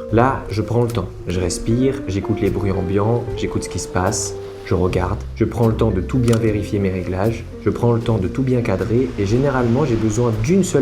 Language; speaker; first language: French; native; French